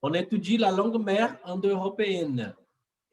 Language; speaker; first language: French; non-native, fluent; Portuguese